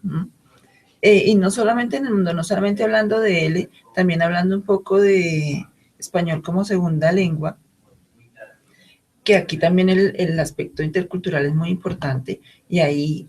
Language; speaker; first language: Spanish; native; Spanish